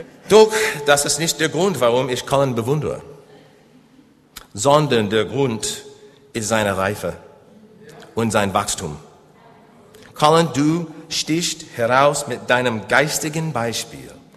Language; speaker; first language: German; non-native, learner; English